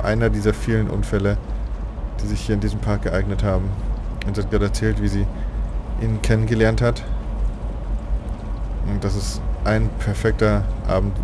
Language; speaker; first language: German; native; German